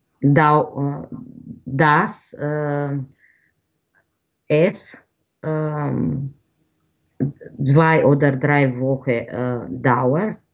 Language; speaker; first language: German; non-native, learner; Romanian